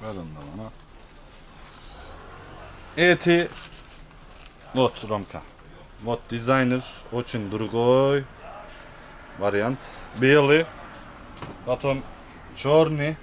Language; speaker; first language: Russian; non-native, learner; Turkish